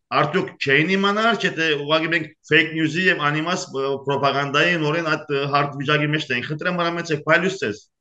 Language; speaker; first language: Armenian; early bilingual, heritage; Armenian